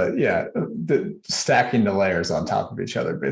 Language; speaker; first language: English; native; English